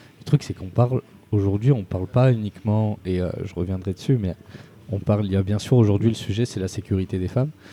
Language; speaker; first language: French; native; French